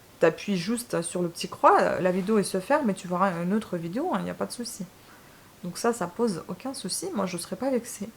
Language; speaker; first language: French; non-native, fluent; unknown